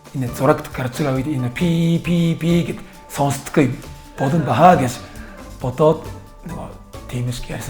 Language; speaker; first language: Mongolian; non-native, learner; Korean